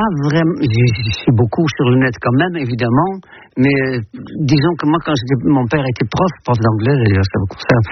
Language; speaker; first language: French; non-native, fluent; Dutch